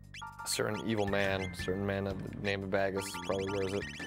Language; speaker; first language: English; native; English